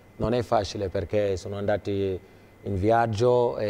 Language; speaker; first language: Italian; non-native, fluent; Wolof